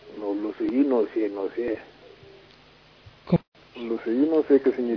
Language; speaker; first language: Spanish; non-native, learner; Wolof